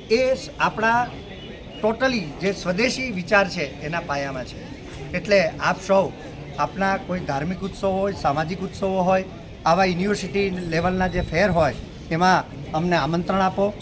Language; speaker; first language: Gujarati; native; Gujarati